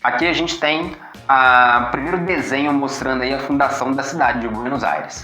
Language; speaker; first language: Portuguese; native; Portuguese